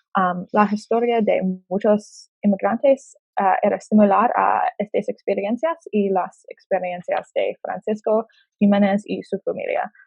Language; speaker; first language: Spanish; non-native, learner; English